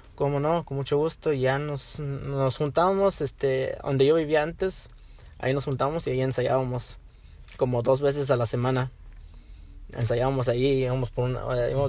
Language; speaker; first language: Spanish; early bilingual, heritage; Spanish